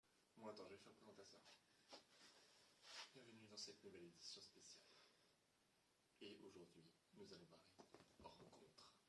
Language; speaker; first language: French; native; French